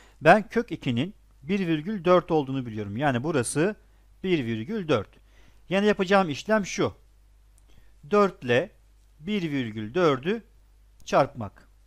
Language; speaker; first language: Turkish; native; Turkish